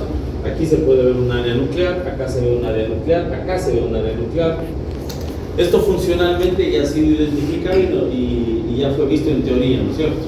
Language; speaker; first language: Spanish; native; Spanish